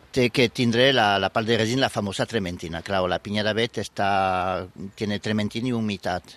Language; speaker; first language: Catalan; non-native, fluent; French